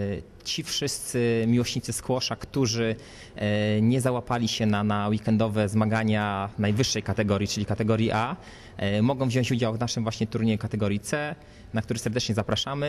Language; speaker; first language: Polish; native; Polish